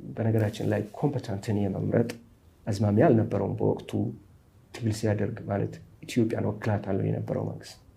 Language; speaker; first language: Amharic; non-native, local second language; Somali